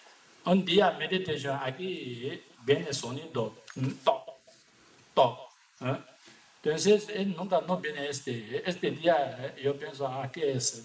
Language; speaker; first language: Spanish; non-native, learner; Tibetan